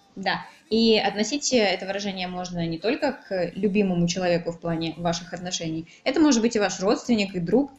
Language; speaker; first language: Russian; native; Russian